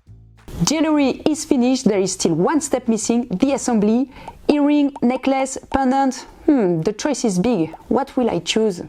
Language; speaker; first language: English; non-native, fluent; French